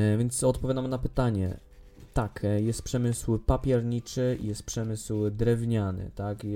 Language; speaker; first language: Polish; native; Polish